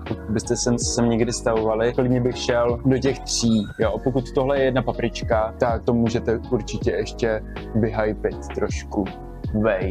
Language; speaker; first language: Czech; native; Czech